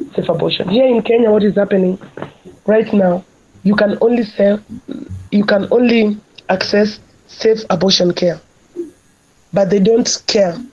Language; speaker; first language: English; non-native, local second language; Luo (Kenya and Tanzania)